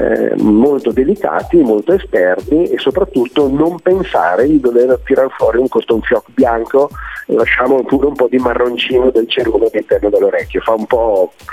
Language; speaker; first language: Italian; native; Italian